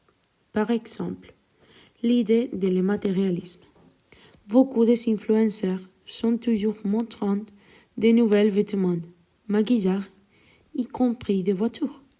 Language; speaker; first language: French; non-native, learner; Spanish